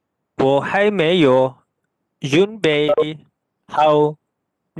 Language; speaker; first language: Chinese; non-native, learner; Malay